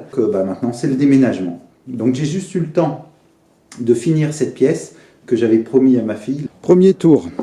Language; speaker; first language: French; native; French